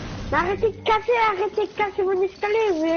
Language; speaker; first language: French; native; French